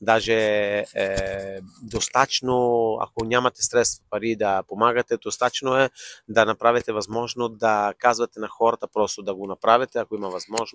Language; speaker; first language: Bulgarian; non-native, fluent; Italian